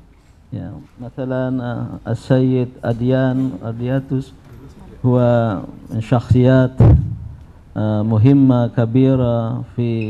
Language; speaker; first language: Arabic; non-native, fluent; Indonesian